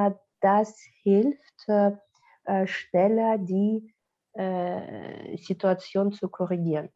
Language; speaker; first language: German; non-native, fluent; Russian